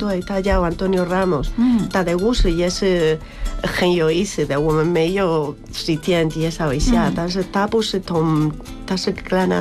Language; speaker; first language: Chinese; non-native, learner; Spanish